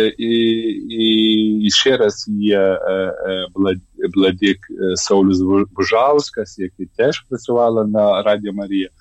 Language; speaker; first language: Ukrainian; non-native, learner; Lithuanian